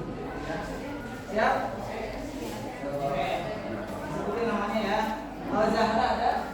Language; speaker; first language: Indonesian; native; Indonesian